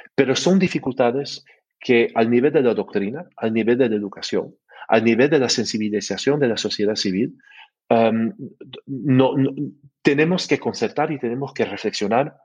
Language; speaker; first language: Spanish; non-native, fluent; English